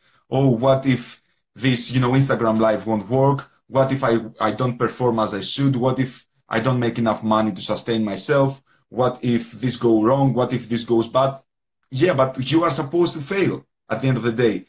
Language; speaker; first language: English; non-native, fluent; Greek